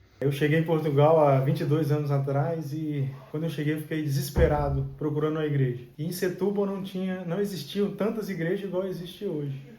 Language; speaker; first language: Portuguese; native; Portuguese